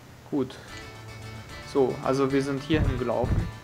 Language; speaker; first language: German; native; German